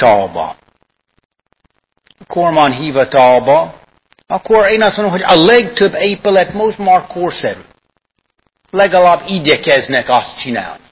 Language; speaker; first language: Hungarian; non-native, fluent; English